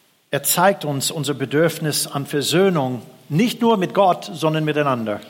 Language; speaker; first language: German; non-native, fluent; English